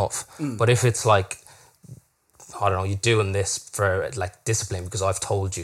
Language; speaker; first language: English; native; English